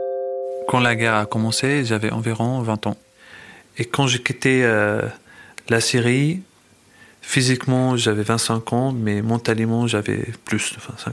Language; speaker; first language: French; non-native, fluent; Arabic